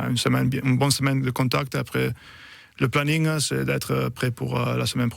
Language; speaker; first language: French; non-native, fluent; Italian